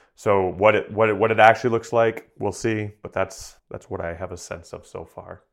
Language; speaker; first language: English; native; English